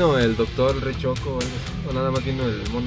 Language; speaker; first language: Spanish; native; Spanish